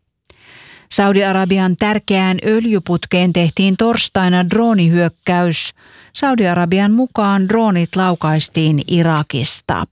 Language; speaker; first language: Finnish; native; Finnish